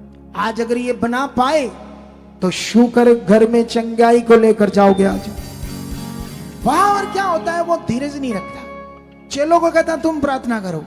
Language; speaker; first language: Hindi; native; Hindi